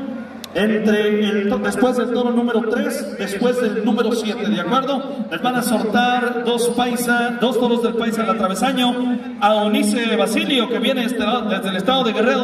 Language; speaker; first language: Spanish; native; Spanish